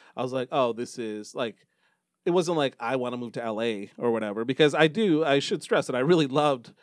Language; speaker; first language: English; native; English